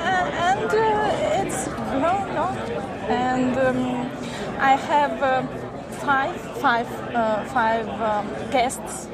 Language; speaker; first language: English; non-native, learner; Russian